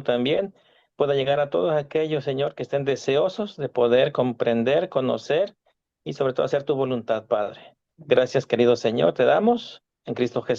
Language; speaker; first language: Spanish; native; Spanish